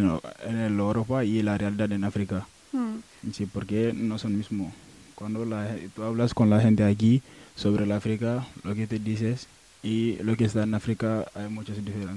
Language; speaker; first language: Spanish; non-native, learner; Wolof